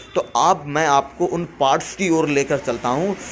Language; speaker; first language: Hindi; native; Hindi